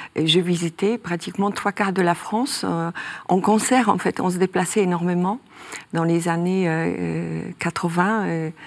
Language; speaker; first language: French; non-native, fluent; Polish